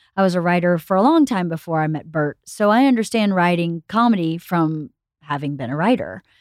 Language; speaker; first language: English; native; English